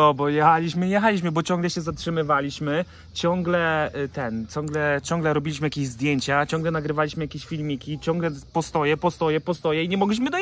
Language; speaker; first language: Polish; native; Polish